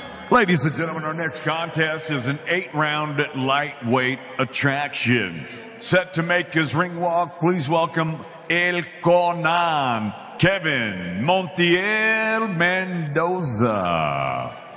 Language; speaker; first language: English; native; English